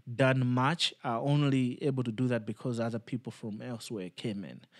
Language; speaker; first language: English; non-native, local second language; Nyanja